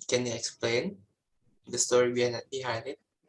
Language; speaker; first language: English; non-native, learner; Indonesian